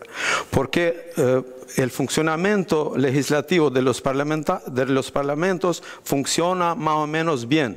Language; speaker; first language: Spanish; non-native, fluent; Albanian